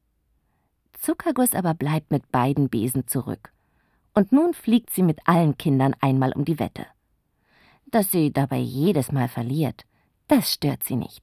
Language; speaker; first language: German; native; German